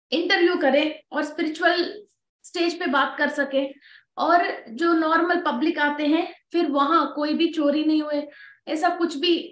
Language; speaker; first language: Hindi; non-native, local second language; Telugu